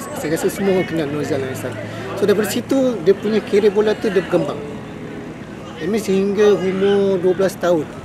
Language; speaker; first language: Malay; native; Malay